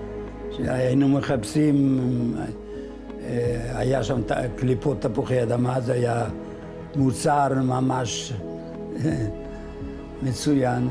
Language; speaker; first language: Hebrew; non-native, fluent; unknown